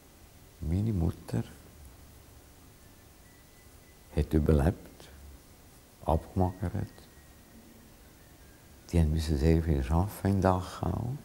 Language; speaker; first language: German; non-native, fluent; Hungarian